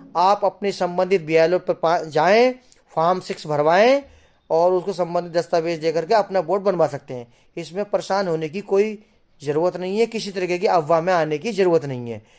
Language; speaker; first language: Hindi; native; Hindi